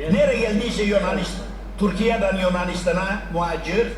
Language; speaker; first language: Turkish; early bilingual, other home language; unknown